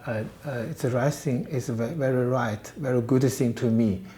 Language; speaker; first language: English; non-native, learner; Chinese